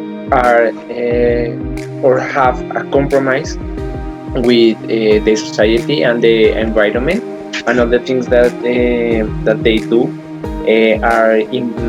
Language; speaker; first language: English; non-native, learner; Spanish